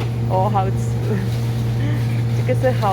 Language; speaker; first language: Chinese; non-native, learner; Indonesian